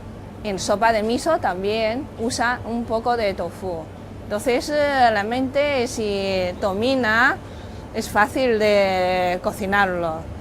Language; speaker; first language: Spanish; non-native, learner; Chinese